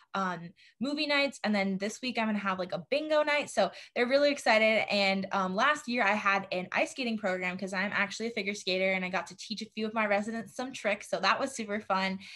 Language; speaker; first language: English; native; English